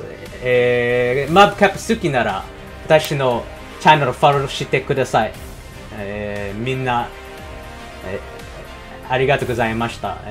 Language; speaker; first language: Japanese; non-native, learner; English